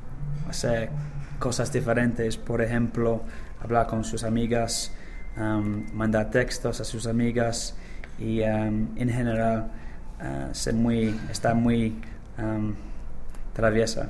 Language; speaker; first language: Spanish; non-native, learner; English